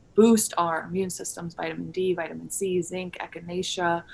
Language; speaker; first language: English; native; English